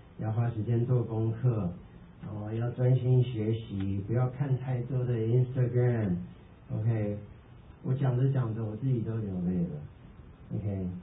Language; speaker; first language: Chinese; early bilingual, heritage; Chinese